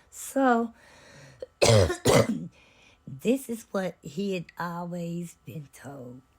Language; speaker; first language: English; native; English